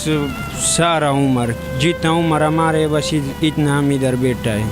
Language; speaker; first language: Hindi; non-native, local second language; Pashto